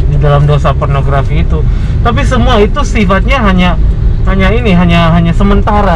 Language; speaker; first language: Indonesian; native; Indonesian